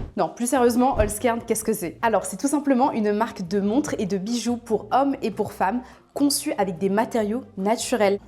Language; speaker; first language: French; native; French